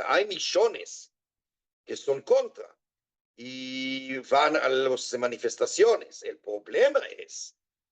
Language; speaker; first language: Spanish; non-native, fluent; Hebrew